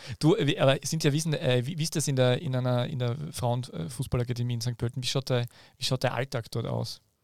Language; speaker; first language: German; native; German